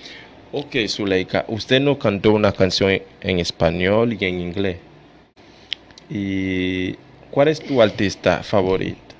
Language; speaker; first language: Spanish; non-native, fluent; Haitian Creole